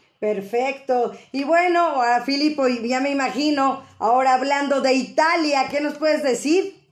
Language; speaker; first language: Spanish; native; Spanish